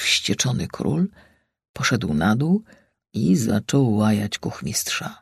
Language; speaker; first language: Polish; native; Polish